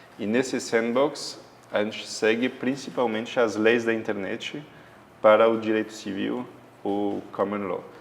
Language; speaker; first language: Portuguese; non-native, fluent; French